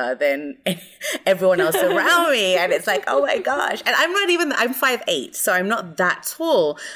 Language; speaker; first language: English; early bilingual, other home language; Hindi